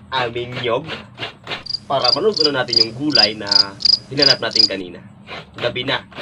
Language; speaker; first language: Filipino; non-native, local second language; Bikol